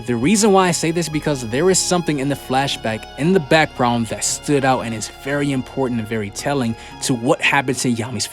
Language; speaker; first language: English; native; English